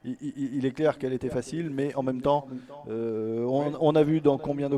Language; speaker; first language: French; native; French